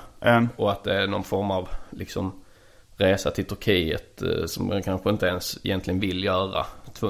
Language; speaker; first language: Swedish; native; Swedish